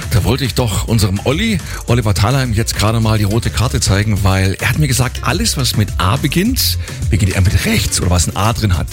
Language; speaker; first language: German; native; German